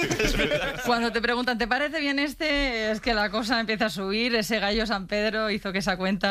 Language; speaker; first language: Spanish; native; Spanish